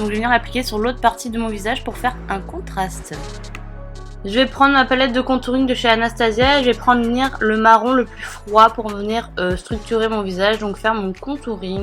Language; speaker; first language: French; native; French